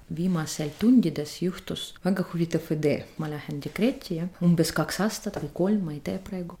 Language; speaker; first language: Estonian; non-native, fluent; Russian